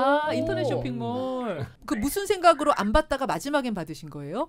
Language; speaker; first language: Korean; native; Korean